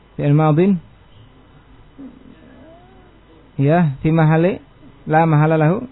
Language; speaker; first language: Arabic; non-native, fluent; Indonesian